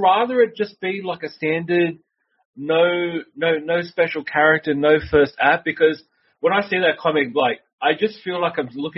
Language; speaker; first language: English; native; English